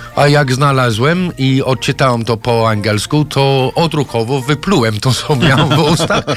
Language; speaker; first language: Polish; non-native, fluent; English